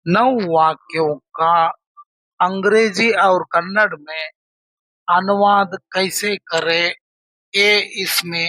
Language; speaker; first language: Hindi; non-native, local second language; Kannada